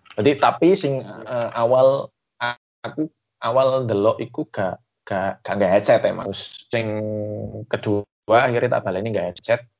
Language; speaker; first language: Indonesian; native; Indonesian